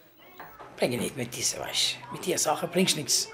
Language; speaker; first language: German; non-native, learner; Albanian